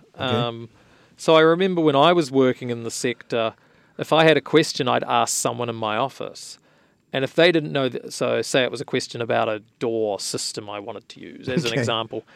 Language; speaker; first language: English; native; English